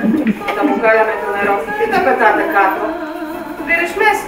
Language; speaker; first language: Greek; non-native, fluent; Bulgarian